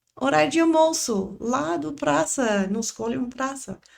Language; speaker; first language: Portuguese; non-native, learner; English